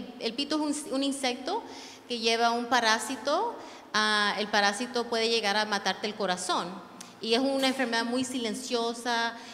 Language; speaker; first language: Spanish; early bilingual, heritage; Spanish